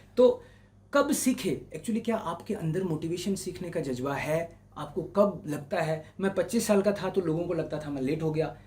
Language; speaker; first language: Hindi; non-native, local second language; Marwari